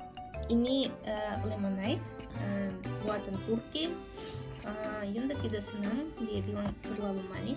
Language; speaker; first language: Indonesian; non-native, learner; Russian